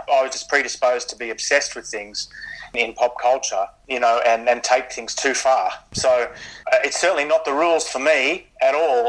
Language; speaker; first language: English; native; English